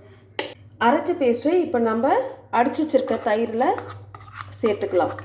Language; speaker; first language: Tamil; native; Tamil